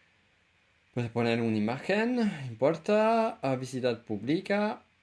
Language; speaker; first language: Spanish; non-native, fluent; French